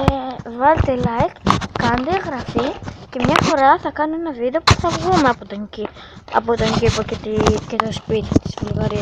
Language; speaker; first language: Greek; early bilingual, other home language; Bulgarian